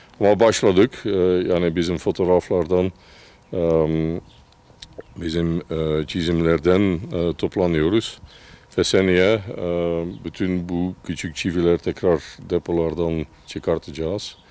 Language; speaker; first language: Turkish; non-native, fluent; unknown